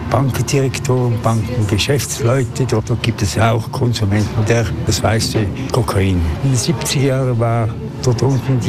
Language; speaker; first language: German; native; German